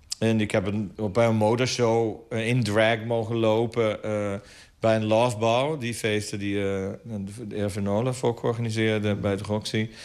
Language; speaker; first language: Dutch; non-native, fluent; Portuguese